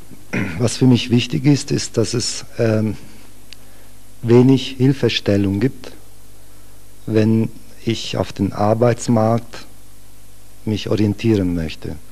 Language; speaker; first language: German; non-native, fluent; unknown